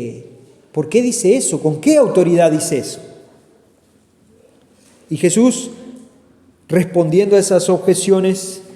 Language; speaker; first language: Spanish; native; Spanish